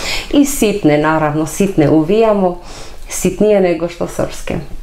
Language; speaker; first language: Serbian; non-native, fluent; Armenian